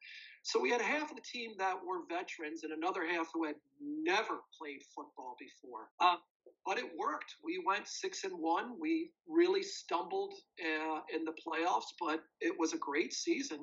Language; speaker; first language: English; native; English